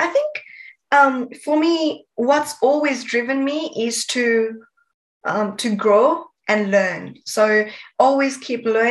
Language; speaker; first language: English; non-native, local second language; Nepali